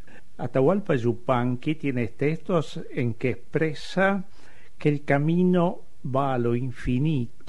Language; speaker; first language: Spanish; native; Spanish